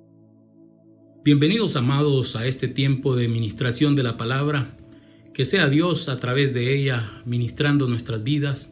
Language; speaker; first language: Spanish; native; Spanish